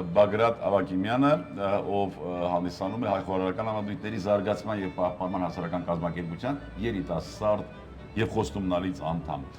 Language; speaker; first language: Armenian; native; Armenian